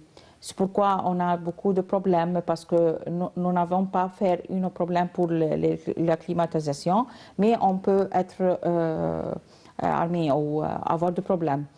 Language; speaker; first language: French; non-native, learner; Arabic